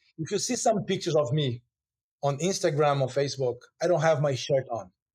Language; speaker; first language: English; non-native, fluent; Portuguese